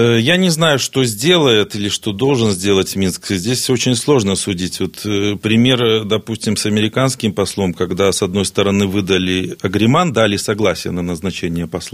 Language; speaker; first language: Russian; native; Russian